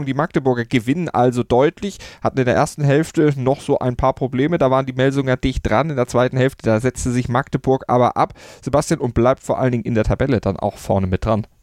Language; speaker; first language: German; native; German